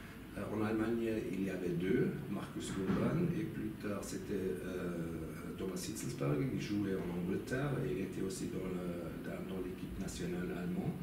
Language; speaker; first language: French; non-native, local second language; German